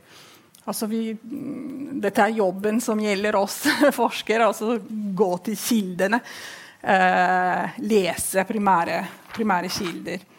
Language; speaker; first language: Norwegian; non-native, fluent; Italian